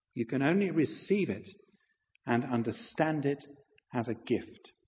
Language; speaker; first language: English; native; English